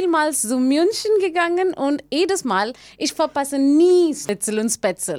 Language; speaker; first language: German; non-native, fluent; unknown